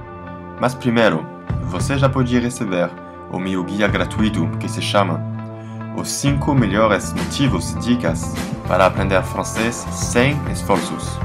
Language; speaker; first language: Portuguese; non-native, fluent; French